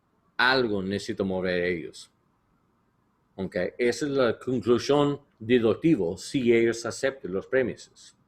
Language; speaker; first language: Spanish; non-native, learner; English